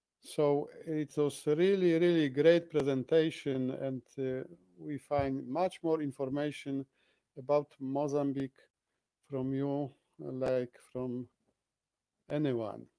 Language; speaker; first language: English; non-native, fluent; Polish